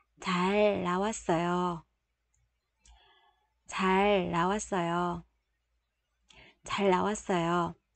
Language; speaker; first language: Korean; non-native, fluent; Vietnamese